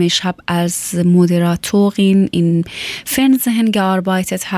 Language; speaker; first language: German; non-native, learner; Persian